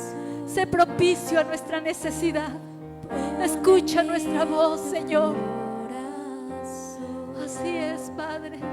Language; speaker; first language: Spanish; native; Spanish